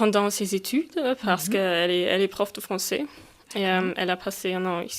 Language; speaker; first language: French; non-native, fluent; German